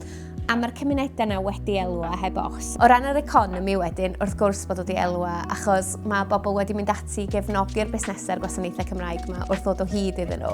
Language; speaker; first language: Welsh; native; Welsh